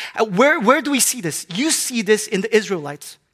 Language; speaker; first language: English; non-native, local second language; Korean